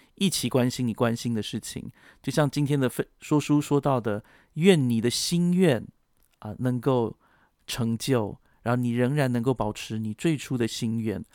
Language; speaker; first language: Chinese; native; Chinese